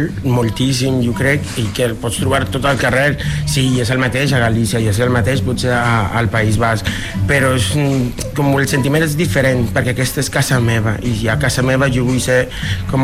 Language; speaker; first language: Catalan; non-native, fluent; Spanish